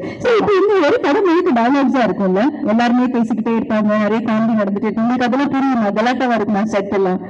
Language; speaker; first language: Tamil; native; Tamil